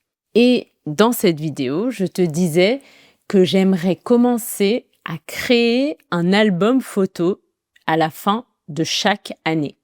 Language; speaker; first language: French; native; French